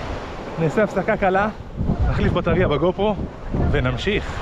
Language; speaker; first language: Hebrew; native; Hebrew